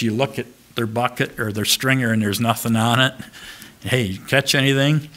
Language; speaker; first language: English; native; English